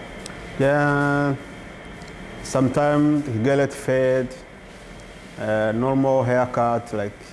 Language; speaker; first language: English; non-native, learner; Kinyarwanda